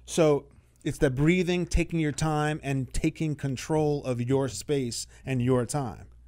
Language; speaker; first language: English; native; English